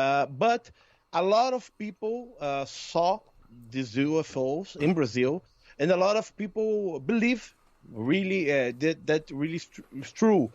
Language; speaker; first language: English; non-native, learner; Portuguese